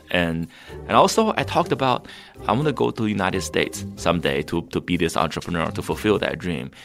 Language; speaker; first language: English; non-native, fluent; Chinese